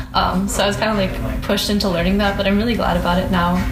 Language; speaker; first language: English; native; English